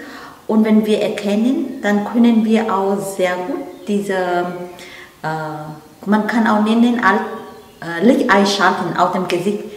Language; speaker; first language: German; non-native, learner; Vietnamese